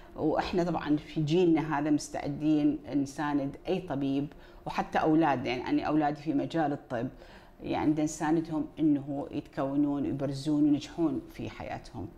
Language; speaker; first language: Arabic; native; Arabic